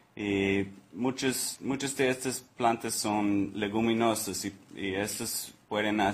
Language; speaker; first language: Spanish; non-native, learner; English